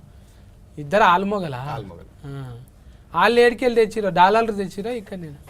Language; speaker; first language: Telugu; native; Telugu